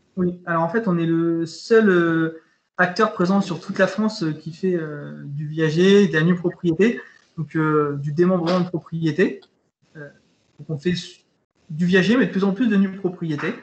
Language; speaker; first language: French; native; French